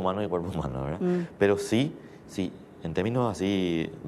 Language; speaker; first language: Spanish; native; Spanish